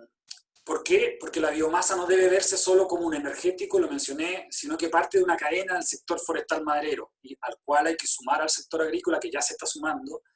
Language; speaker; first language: Spanish; native; Spanish